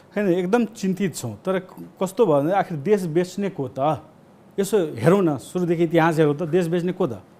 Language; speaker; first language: Nepali; non-native, local second language; Maithili